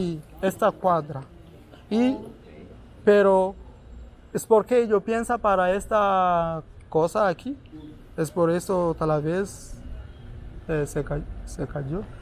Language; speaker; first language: Spanish; non-native, learner; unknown